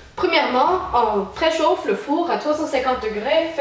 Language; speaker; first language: French; non-native, learner; English